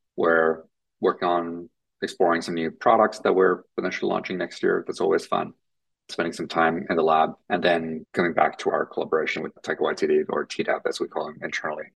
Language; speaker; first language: English; non-native, fluent; Finnish